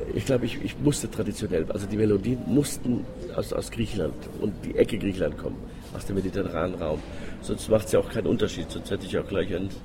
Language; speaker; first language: German; non-native, fluent; Greek